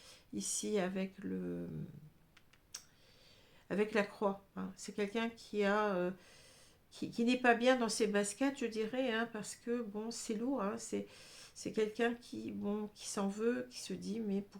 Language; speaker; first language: French; native; French